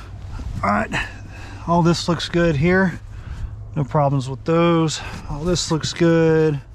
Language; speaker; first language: English; native; English